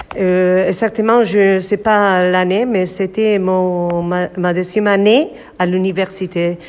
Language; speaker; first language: French; non-native, fluent; Basque